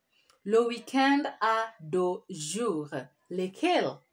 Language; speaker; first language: French; non-native, fluent; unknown